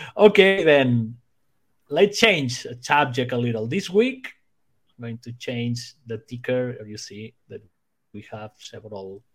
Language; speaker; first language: English; non-native, fluent; Spanish